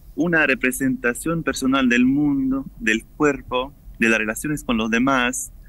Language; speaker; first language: Spanish; non-native, fluent; English